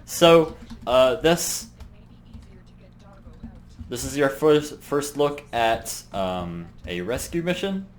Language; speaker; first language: English; native; English